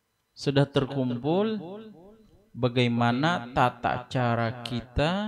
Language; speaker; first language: Indonesian; non-native, local second language; Banjar